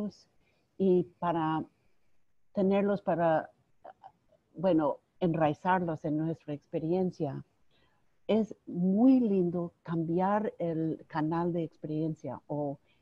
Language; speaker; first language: Spanish; non-native, fluent; English